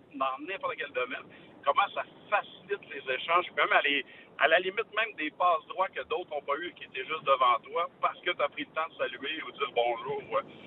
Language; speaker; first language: French; native; French